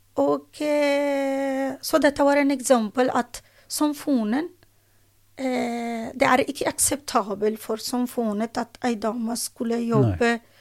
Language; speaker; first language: Norwegian; non-native, learner; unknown